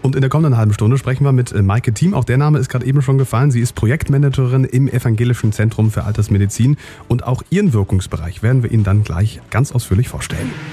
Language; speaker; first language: German; native; German